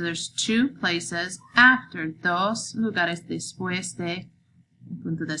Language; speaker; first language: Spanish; non-native, learner; English